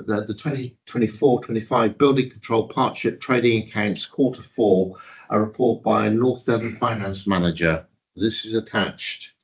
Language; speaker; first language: English; native; English